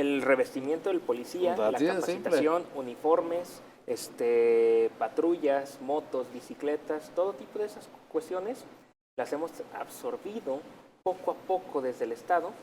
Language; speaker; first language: Spanish; native; Spanish